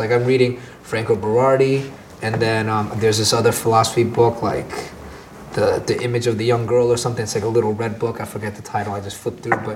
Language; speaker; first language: English; native; English